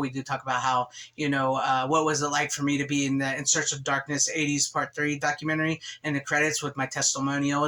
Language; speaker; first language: English; native; English